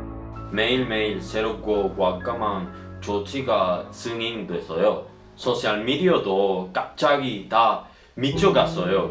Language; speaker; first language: Korean; non-native, learner; Spanish